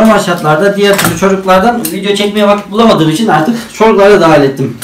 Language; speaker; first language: Turkish; native; Turkish